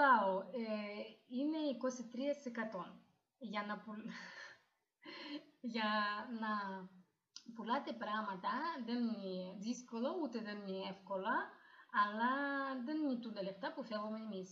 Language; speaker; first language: Greek; non-native, learner; Russian